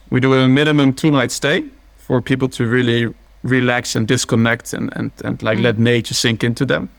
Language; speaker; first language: English; early bilingual, other home language; Dutch